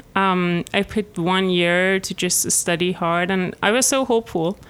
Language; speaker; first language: English; non-native, fluent; Persian